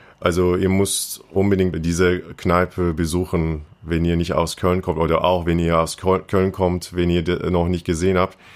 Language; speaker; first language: German; non-native, fluent; Turkish